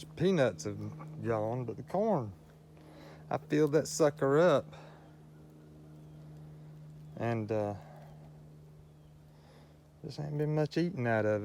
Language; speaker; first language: English; native; English